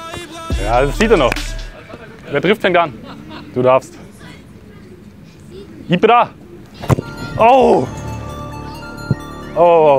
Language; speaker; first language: German; native; German